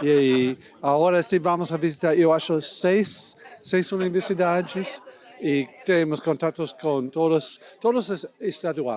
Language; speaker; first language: Portuguese; non-native, learner; English